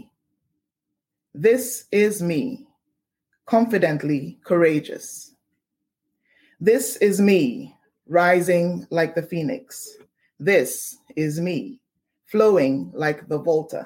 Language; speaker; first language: English; non-native, local second language; Ewe